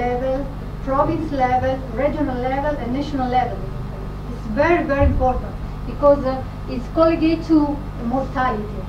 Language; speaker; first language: English; non-native, fluent; Italian